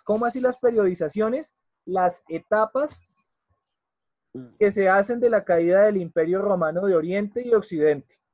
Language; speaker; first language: Spanish; native; Spanish